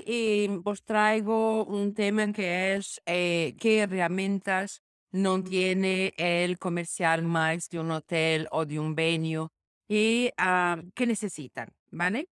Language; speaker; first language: Spanish; non-native, fluent; Portuguese